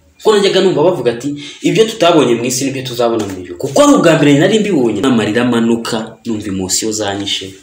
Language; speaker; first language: Kinyarwanda; early bilingual, heritage; Kinyarwanda